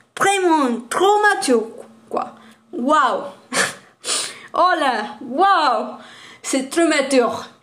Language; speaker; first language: French; non-native, learner; Spanish